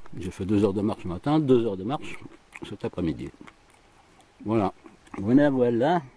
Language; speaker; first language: French; native; French